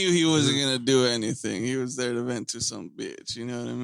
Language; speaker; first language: English; native; English